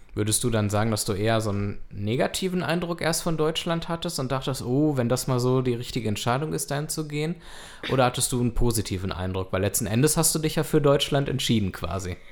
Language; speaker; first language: German; native; German